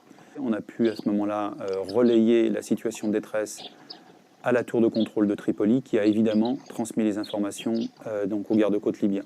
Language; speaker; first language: French; native; French